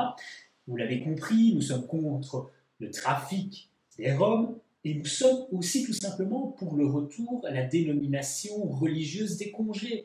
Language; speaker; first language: French; native; French